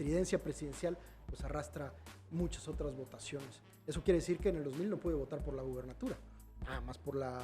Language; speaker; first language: Spanish; native; Spanish